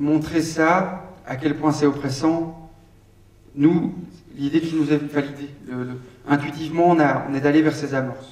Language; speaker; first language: French; native; French